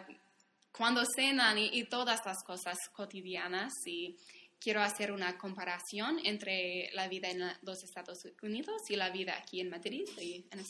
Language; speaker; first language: Spanish; non-native, fluent; English